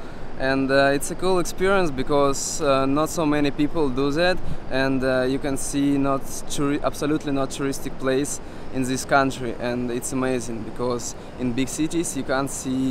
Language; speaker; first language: English; non-native, fluent; Russian